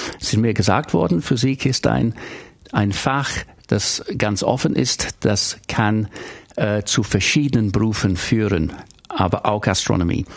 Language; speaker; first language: German; non-native, fluent; English